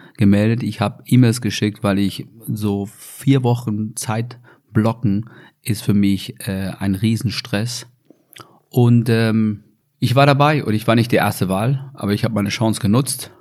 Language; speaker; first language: German; non-native, fluent; English